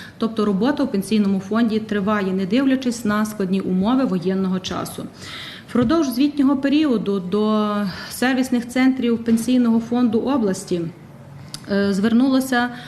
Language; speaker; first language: Ukrainian; native; Ukrainian